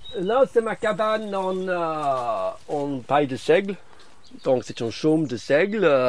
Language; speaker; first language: French; early bilingual, other home language; English